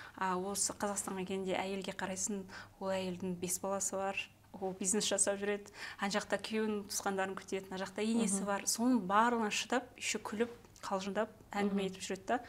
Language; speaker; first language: Kazakh; native; Kazakh